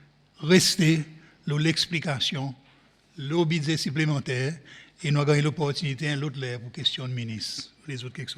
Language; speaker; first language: French; non-native, local second language; Seselwa Creole French